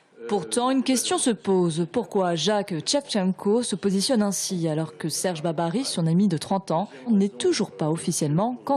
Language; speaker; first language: French; native; French